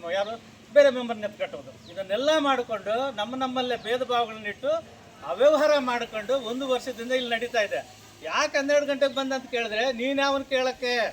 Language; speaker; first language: Kannada; native; Kannada